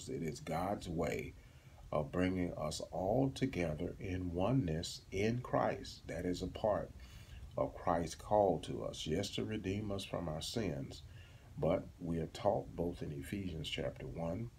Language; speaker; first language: English; native; English